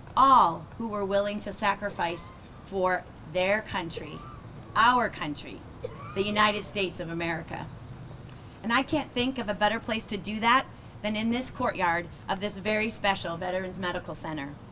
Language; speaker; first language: English; native; English